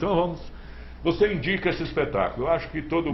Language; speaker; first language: Portuguese; native; Portuguese